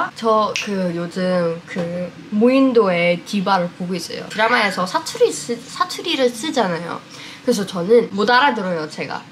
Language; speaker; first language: Korean; non-native, fluent; English